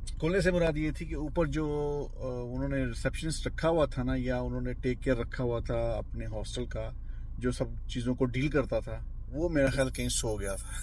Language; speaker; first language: Urdu; non-native, local second language; Punjabi